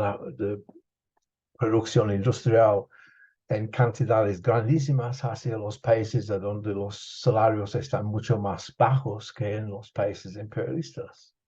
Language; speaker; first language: Spanish; non-native, fluent; English